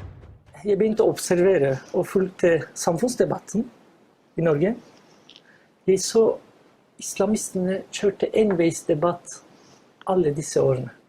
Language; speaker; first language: Norwegian; non-native, fluent; Turkish